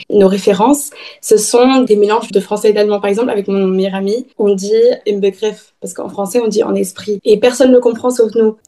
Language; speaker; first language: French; early bilingual, heritage; French